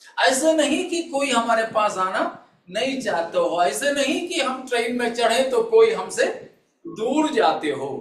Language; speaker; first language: Hindi; non-native, local second language; Malayalam